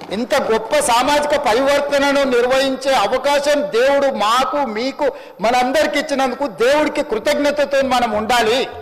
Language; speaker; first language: Telugu; native; Telugu